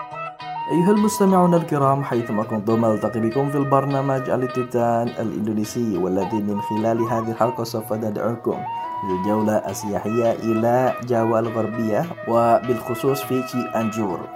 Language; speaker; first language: Arabic; non-native, fluent; Indonesian